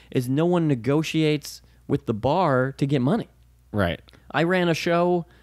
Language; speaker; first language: English; native; English